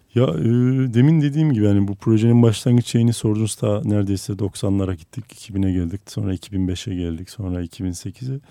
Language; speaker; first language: Turkish; non-native, local second language; Armenian